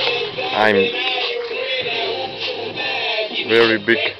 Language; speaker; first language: English; non-native, learner; Russian